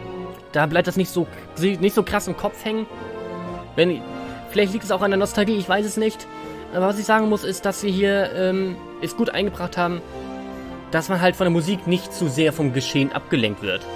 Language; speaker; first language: German; native; German